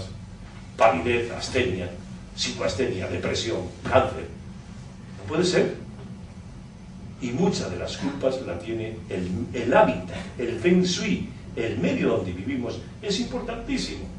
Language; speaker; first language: Spanish; native; Spanish